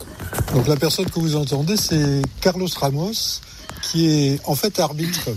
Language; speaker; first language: French; native; French